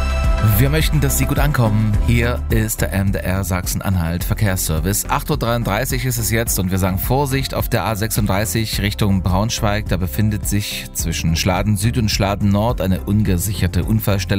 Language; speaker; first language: German; native; German